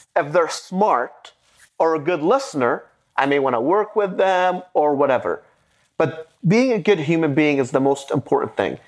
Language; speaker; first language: English; non-native, fluent; Arabic